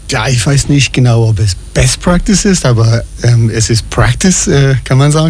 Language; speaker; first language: German; non-native, fluent; English